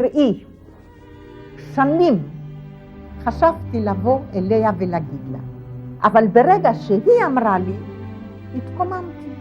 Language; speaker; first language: Hebrew; non-native, fluent; Polish